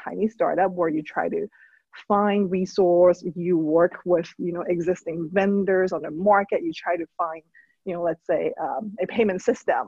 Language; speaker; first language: English; non-native, local second language; Cantonese